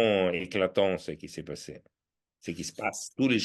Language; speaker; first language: French; non-native, fluent; Italian